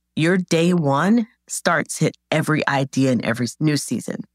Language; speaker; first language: English; native; English